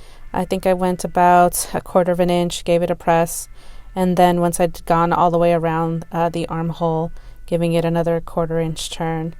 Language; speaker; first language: English; native; English